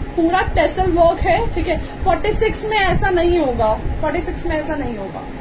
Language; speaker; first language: Hindi; native; Hindi